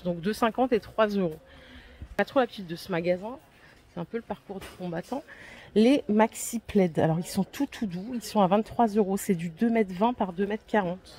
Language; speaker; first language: French; native; French